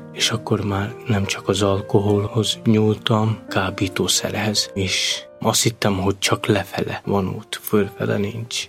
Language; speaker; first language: Hungarian; non-native, local second language; Romany